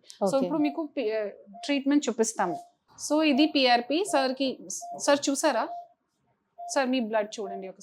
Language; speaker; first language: Telugu; non-native, fluent; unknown